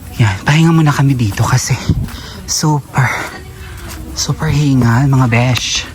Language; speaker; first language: Filipino; native; Filipino